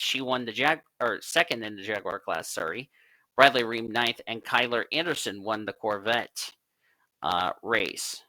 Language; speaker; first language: English; native; English